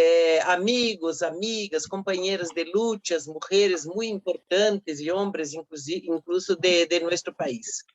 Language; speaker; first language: Spanish; non-native, fluent; Portuguese